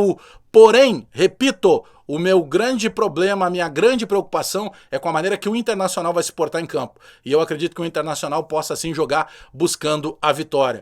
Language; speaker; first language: Portuguese; native; Portuguese